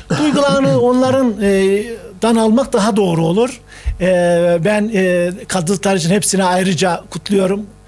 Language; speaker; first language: Turkish; native; Turkish